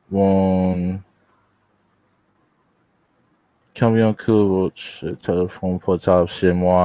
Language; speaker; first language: French; non-native, learner; English